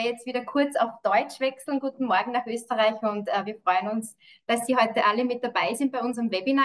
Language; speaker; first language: German; native; German